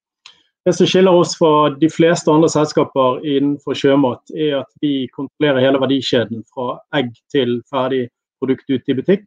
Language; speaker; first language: Norwegian; native; Norwegian